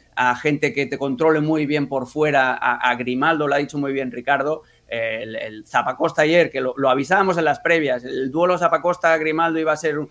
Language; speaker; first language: Spanish; native; Spanish